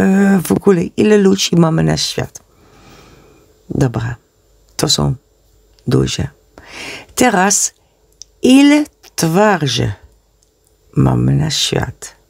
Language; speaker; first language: Polish; non-native, learner; Dutch